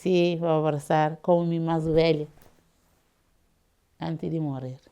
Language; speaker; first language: Portuguese; non-native, learner; Kabuverdianu